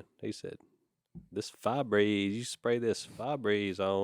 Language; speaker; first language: English; native; English